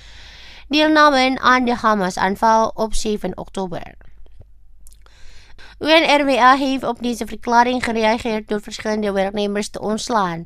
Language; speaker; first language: Dutch; non-native, learner; Indonesian